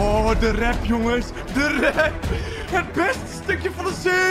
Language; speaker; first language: Dutch; native; Dutch